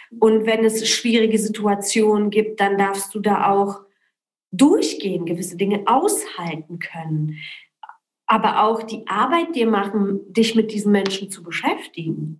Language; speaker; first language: German; early bilingual, other home language; Polish